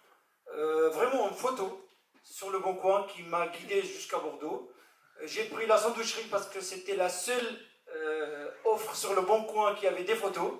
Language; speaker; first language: French; non-native, fluent; Arabic